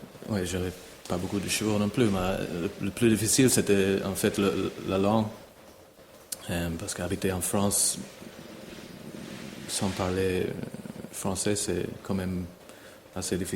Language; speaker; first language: French; non-native, fluent; English